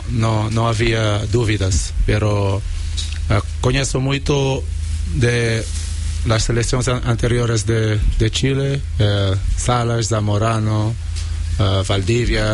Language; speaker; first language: Spanish; non-native, fluent; Portuguese